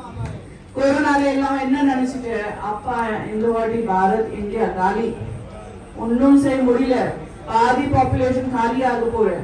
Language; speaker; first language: Tamil; non-native, fluent; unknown